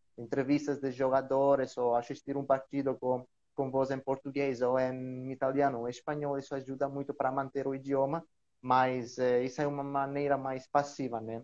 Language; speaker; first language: Portuguese; non-native, learner; Greek